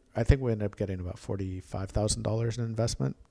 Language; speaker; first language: English; native; English